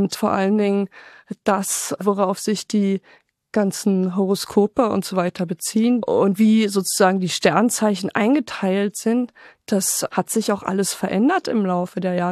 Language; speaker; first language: German; native; German